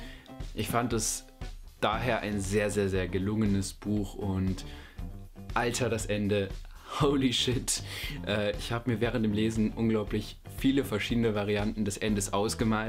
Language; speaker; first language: German; native; German